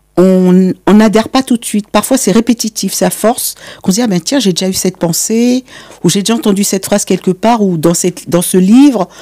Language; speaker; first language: French; native; French